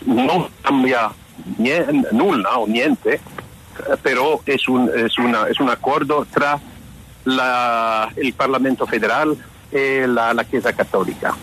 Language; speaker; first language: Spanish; non-native, fluent; French